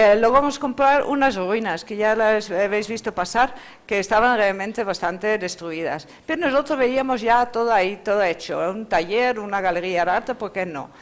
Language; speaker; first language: Spanish; non-native, fluent; Dutch